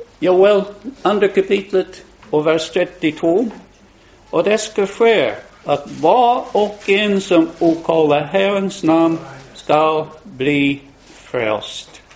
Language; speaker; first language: Swedish; non-native, fluent; English